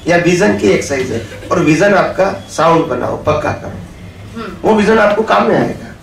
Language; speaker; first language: Hindi; non-native, local second language; Gujarati